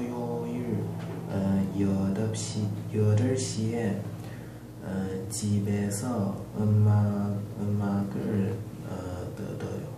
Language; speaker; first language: Korean; non-native, learner; Chinese